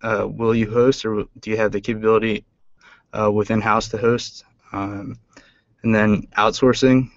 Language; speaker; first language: English; native; English